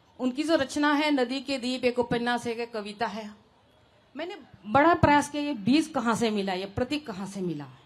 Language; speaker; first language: Hindi; non-native, local second language; Assamese